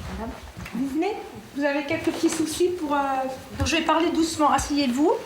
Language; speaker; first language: French; native; French